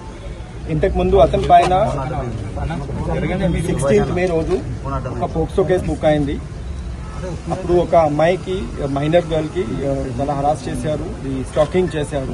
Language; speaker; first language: Telugu; non-native, learner; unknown